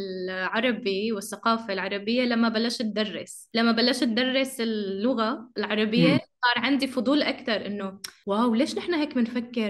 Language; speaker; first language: Arabic; native; Arabic